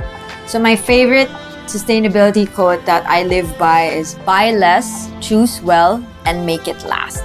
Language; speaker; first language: English; non-native, local second language; Filipino